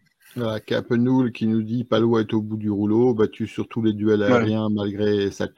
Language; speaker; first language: French; native; French